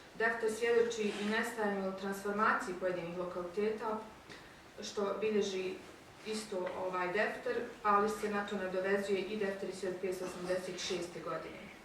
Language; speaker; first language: Bosnian; native; Bosnian